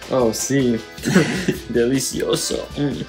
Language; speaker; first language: Spanish; non-native, learner; English